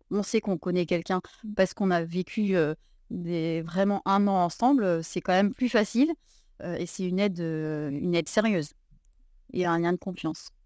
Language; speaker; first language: French; native; French